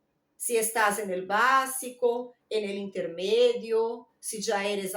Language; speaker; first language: Spanish; non-native, fluent; Portuguese